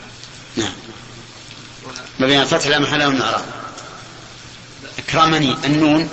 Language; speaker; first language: Arabic; native; Arabic